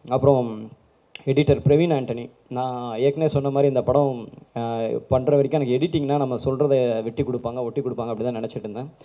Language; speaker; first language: Tamil; native; Tamil